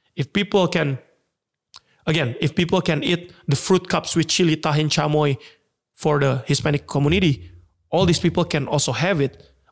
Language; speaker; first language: English; non-native, fluent; Indonesian